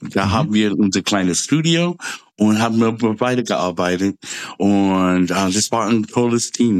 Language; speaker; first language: German; non-native, fluent; English